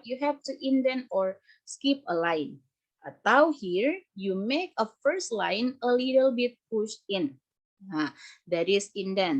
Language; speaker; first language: English; non-native, fluent; Indonesian